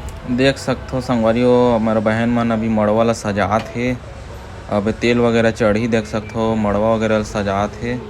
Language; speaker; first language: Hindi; non-native, local second language; Chhattisgarhi